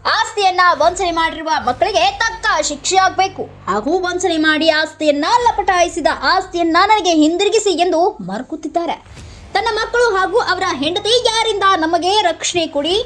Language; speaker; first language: Kannada; native; Kannada